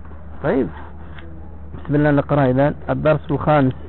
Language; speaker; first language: Arabic; non-native, fluent; French